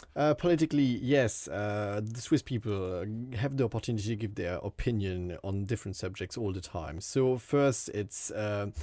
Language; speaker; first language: English; non-native, fluent; French